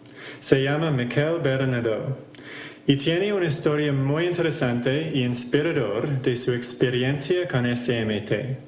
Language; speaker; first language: Spanish; non-native, fluent; English